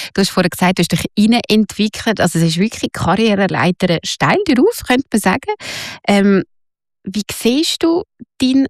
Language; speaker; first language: German; native; German